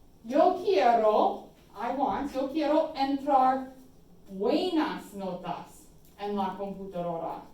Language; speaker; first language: Spanish; non-native, fluent; English